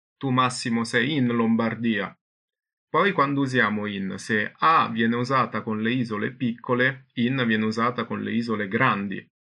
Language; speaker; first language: Italian; native; Italian